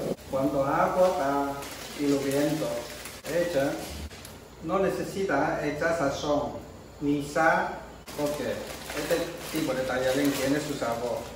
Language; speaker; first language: Spanish; non-native, learner; Chinese